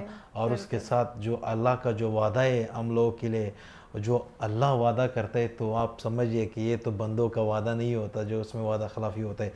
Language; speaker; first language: Hindi; non-native, fluent; Pashto